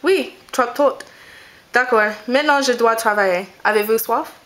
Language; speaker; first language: French; non-native, learner; English